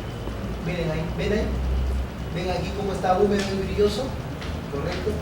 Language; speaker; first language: Spanish; native; Spanish